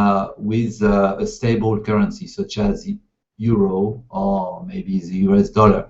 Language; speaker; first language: English; non-native, fluent; French